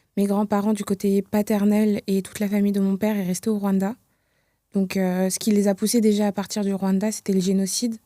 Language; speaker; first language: French; early bilingual, other home language; Kinyarwanda